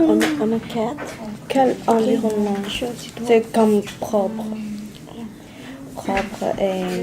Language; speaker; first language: French; non-native, learner; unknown